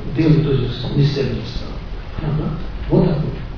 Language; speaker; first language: Russian; non-native, learner; Tibetan